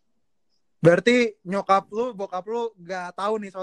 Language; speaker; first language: Indonesian; native; Indonesian